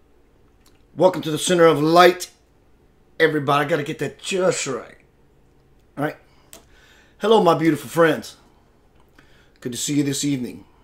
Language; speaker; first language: English; native; English